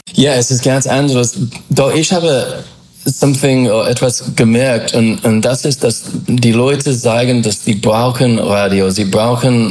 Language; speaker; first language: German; non-native, fluent; English